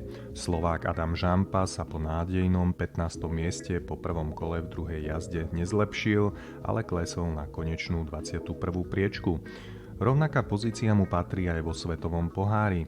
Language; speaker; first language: Slovak; native; Slovak